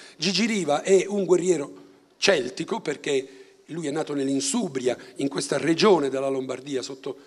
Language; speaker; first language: Italian; native; Italian